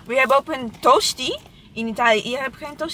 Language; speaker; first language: Dutch; non-native, learner; Italian